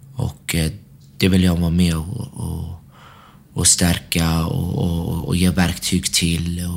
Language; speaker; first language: Swedish; early bilingual, other home language; Arabic